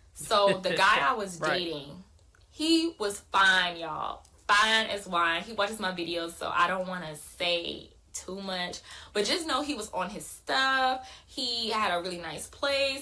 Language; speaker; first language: English; native; English